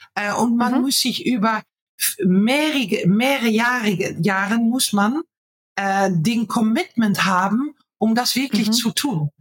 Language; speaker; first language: German; non-native, fluent; Dutch